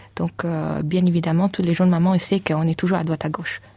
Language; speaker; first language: French; non-native, fluent; English